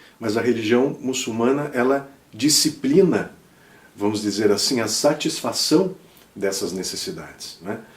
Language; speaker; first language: Portuguese; native; Portuguese